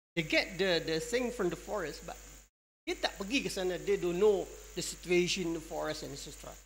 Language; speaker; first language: English; non-native, local second language; Malay